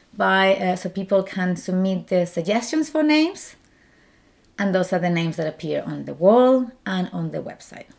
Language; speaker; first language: English; non-native, fluent; Spanish